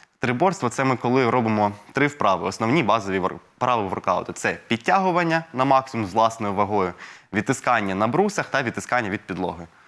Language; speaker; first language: Ukrainian; non-native, local second language; Russian